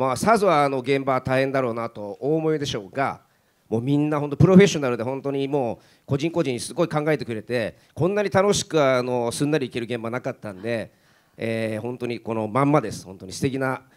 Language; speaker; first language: Japanese; native; Japanese